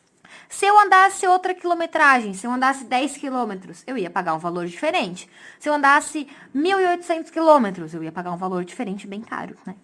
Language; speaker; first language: Portuguese; native; Portuguese